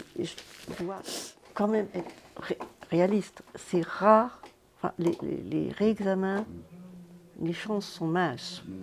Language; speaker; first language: French; native; French